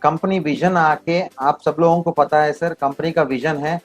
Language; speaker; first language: Hindi; non-native, local second language; Kannada